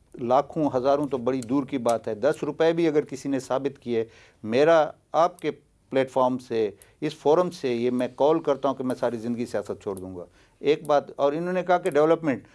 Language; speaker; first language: Urdu; non-native, local second language; Baluchi